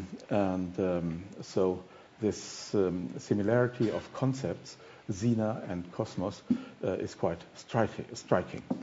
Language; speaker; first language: English; non-native, fluent; German